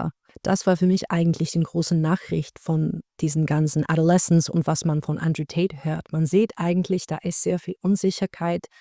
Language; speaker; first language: German; non-native, learner; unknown